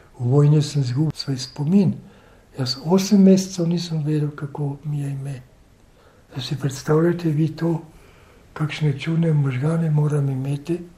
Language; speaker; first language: Slovenian; native; Slovenian